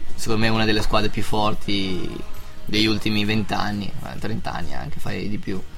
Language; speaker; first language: Italian; native; Italian